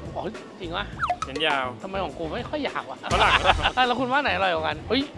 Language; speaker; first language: Thai; non-native, fluent; Chinese